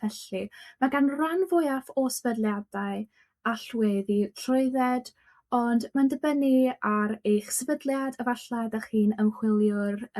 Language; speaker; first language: Welsh; non-native, local second language; English